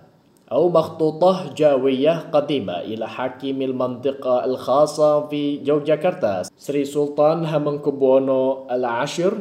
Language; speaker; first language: Arabic; non-native, fluent; Indonesian